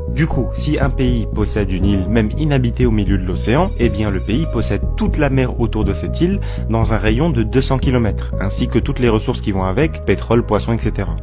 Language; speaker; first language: French; native; French